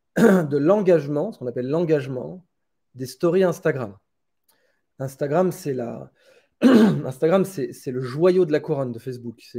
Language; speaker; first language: French; native; French